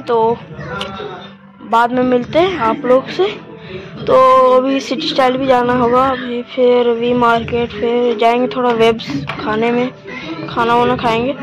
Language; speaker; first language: Hindi; non-native, local second language; Bangla